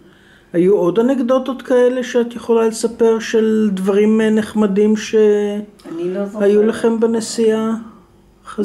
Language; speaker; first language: Hebrew; native; Hebrew